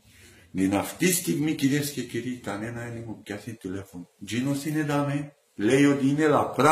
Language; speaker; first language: Greek; non-native, learner; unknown